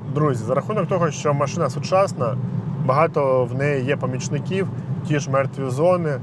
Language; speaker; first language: Ukrainian; native; Ukrainian